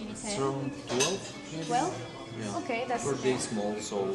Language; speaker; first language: English; non-native, learner; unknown